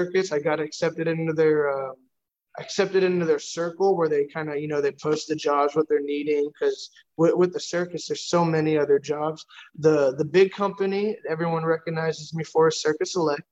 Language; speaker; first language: English; native; English